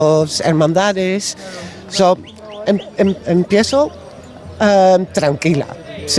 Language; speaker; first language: Spanish; non-native, learner; Dutch